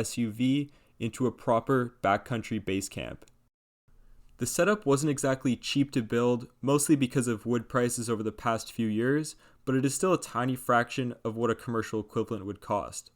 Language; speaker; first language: English; native; English